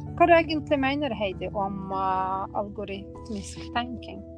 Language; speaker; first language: Norwegian; non-native, fluent; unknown